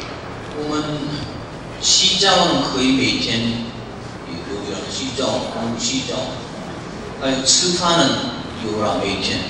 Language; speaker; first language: Chinese; non-native, learner; Korean